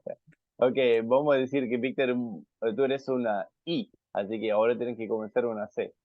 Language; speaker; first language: Spanish; non-native, fluent; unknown